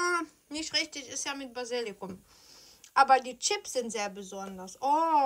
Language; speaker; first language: German; non-native, fluent; Ukrainian